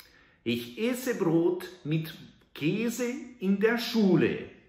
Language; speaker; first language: German; non-native, fluent; Portuguese